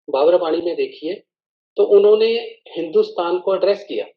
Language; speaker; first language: Hindi; non-native, local second language; Punjabi